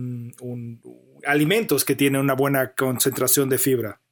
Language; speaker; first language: Spanish; native; Spanish